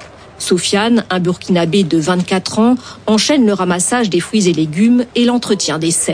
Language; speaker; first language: French; native; French